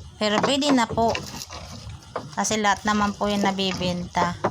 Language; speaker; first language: Filipino; non-native, local second language; Bikol